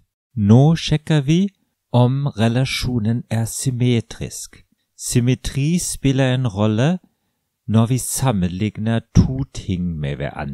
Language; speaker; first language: Norwegian; non-native, fluent; German